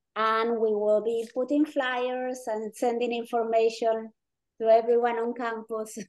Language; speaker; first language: English; non-native, fluent; Spanish